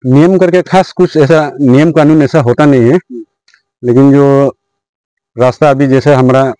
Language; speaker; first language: Hindi; non-native, local second language; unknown